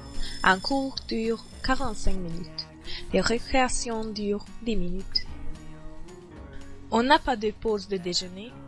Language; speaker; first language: French; non-native, learner; Hungarian